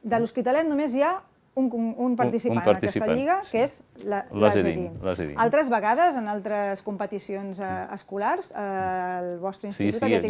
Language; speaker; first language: Catalan; native; Catalan